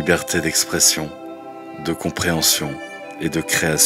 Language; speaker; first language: French; native; French